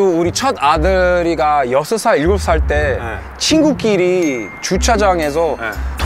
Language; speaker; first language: Korean; non-native, learner; English